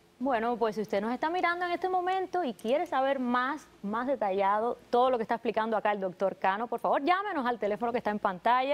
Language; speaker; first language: Spanish; native; Spanish